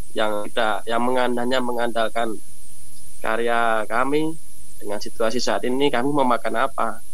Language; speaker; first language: Indonesian; native; Indonesian